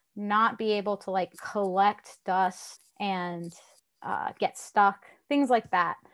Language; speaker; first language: English; native; English